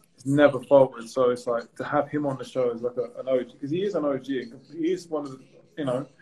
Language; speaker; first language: English; native; English